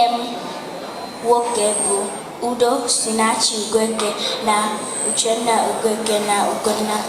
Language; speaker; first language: Igbo; early bilingual, heritage; Igbo